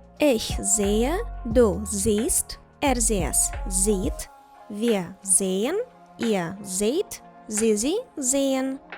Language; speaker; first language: German; non-native, fluent; Ukrainian